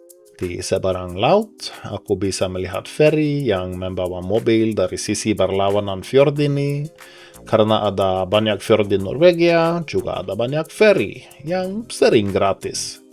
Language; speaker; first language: Indonesian; non-native, fluent; Norwegian